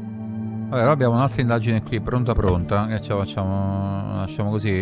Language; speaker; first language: Italian; native; Italian